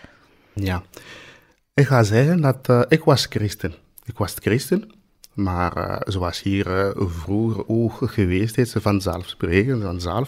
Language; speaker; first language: Dutch; non-native, fluent; Swahili